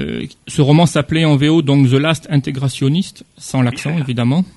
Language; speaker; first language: French; native; French